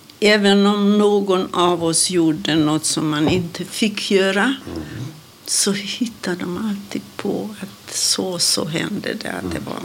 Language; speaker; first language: Swedish; non-native, fluent; Hungarian